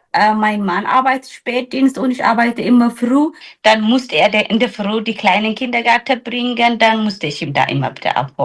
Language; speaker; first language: German; non-native, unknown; Tigrinya